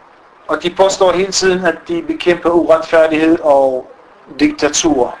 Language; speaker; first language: Danish; non-native, fluent; Arabic